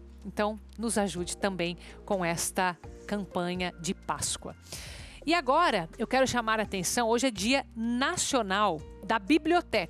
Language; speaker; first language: Portuguese; native; Portuguese